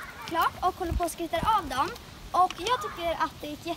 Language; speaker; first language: Swedish; native; Swedish